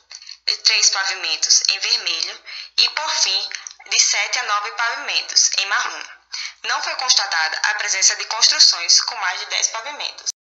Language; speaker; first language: Portuguese; native; Portuguese